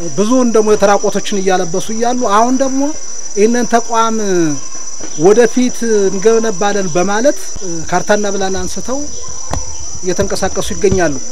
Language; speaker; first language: Amharic; native; Amharic